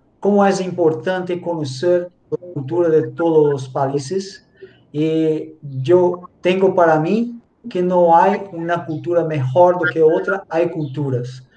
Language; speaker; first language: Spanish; non-native, learner; Portuguese